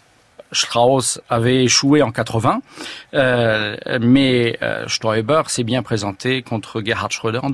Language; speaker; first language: French; native; French